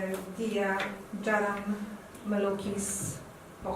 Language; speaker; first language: Indonesian; non-native, learner; Polish